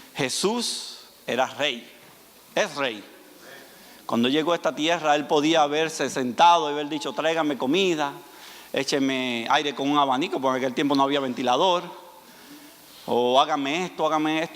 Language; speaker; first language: Spanish; native; Spanish